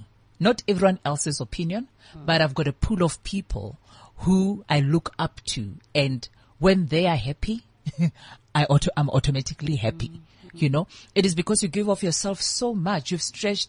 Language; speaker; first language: English; non-native, local second language; Northern Sotho